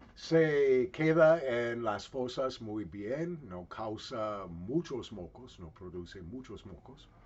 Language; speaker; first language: Spanish; non-native, learner; English